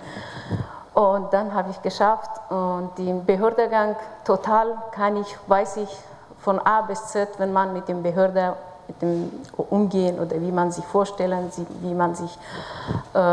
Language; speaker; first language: German; non-native, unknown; Persian